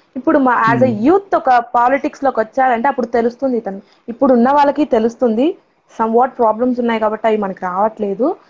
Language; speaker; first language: Telugu; non-native, local second language; Tamil